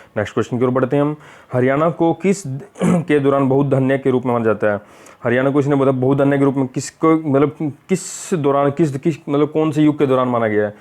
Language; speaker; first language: Hindi; native; Hindi